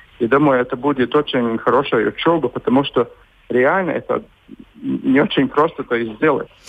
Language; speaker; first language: Russian; non-native, local second language; Latvian